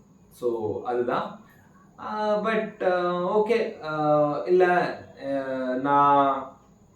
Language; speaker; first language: Tamil; non-native, learner; Malayalam